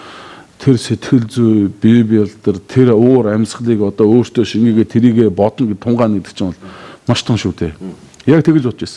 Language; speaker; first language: Mongolian; native; Mongolian